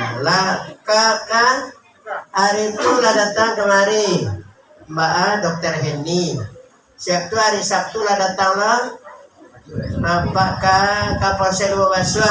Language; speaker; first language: Indonesian; native; Indonesian